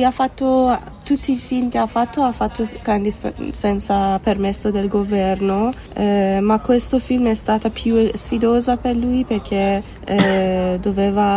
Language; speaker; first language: Italian; non-native, fluent; Persian